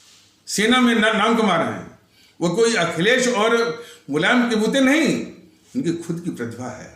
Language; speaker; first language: Hindi; native; Hindi